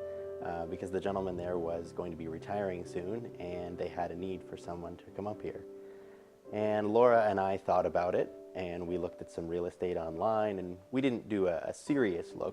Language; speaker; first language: English; native; English